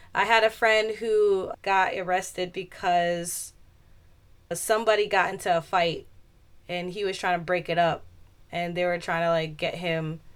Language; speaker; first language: English; native; English